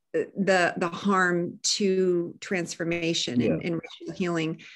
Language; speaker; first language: English; native; English